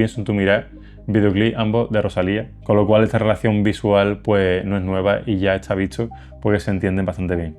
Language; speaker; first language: Spanish; native; Spanish